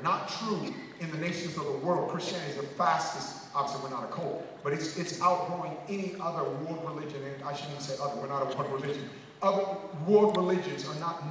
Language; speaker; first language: English; native; English